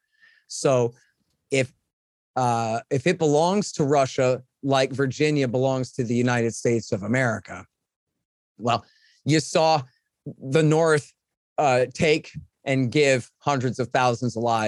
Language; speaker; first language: English; native; English